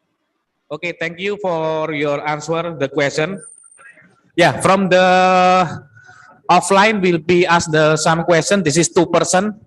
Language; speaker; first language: English; non-native, learner; Indonesian